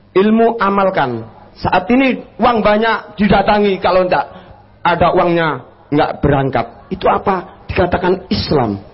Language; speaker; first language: Indonesian; non-native, local second language; Javanese